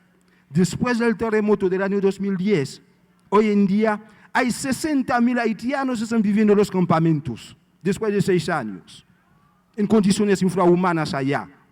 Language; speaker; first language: Spanish; non-native, fluent; Haitian Creole